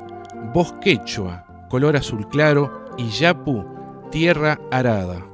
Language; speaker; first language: Spanish; native; Spanish